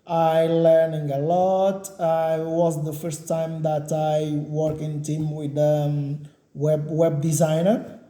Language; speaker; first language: English; non-native, learner; Portuguese